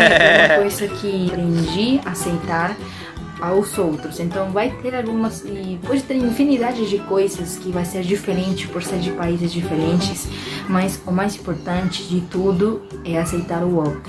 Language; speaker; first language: Portuguese; non-native, fluent; Spanish